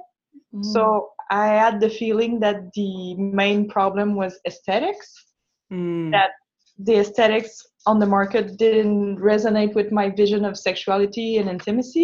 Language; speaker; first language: English; non-native, fluent; French